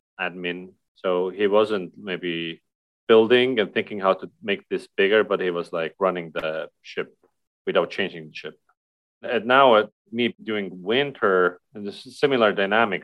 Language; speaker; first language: English; non-native, fluent; Estonian